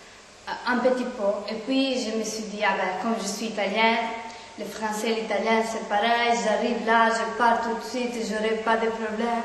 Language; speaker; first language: French; non-native, fluent; Italian